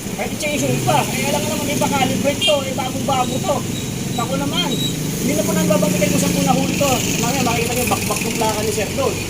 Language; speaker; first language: Filipino; native; Filipino